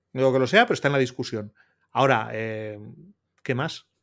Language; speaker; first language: Spanish; native; Spanish